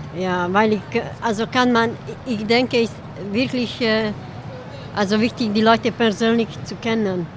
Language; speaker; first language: German; non-native, learner; Hungarian